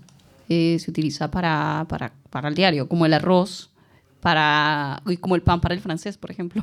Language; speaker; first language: Spanish; native; Spanish